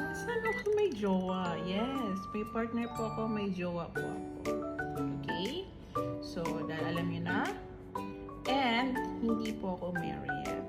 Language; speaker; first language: Filipino; non-native, local second language; Cebuano